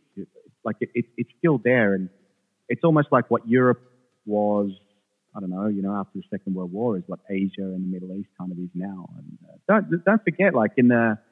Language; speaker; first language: English; early bilingual, other home language; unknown